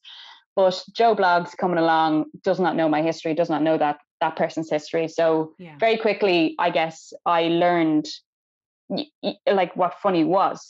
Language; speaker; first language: English; native; English